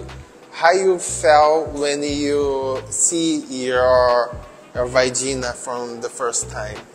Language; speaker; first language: English; non-native, learner; Portuguese